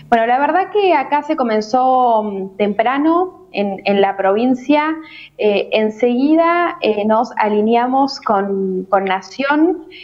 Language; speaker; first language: Spanish; native; Spanish